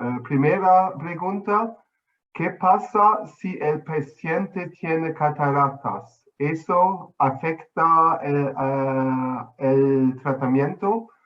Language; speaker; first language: Spanish; non-native, fluent; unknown